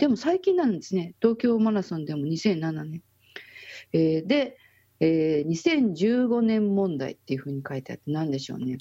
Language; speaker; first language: Japanese; native; Japanese